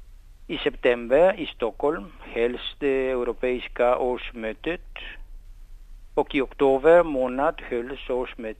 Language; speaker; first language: Swedish; non-native, fluent; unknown